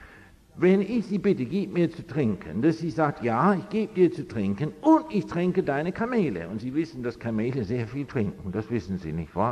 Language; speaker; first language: German; non-native, fluent; English